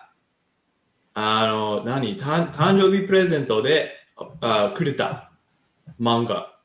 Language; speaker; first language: Japanese; non-native, learner; English